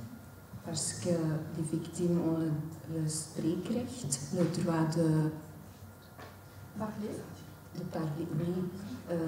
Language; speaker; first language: French; non-native, local second language; Dutch